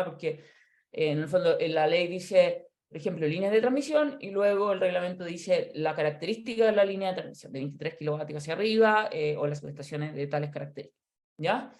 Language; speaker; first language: Spanish; native; Spanish